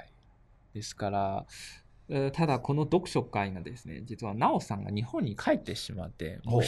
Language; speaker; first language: Japanese; native; Japanese